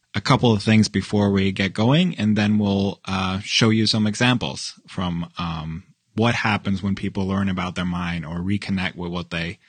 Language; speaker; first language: English; non-native, fluent; Norwegian